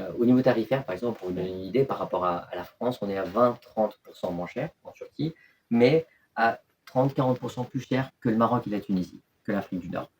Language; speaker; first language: French; early bilingual, other home language; Turkish